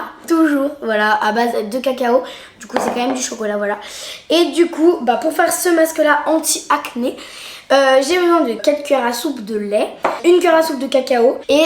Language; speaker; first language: French; native; French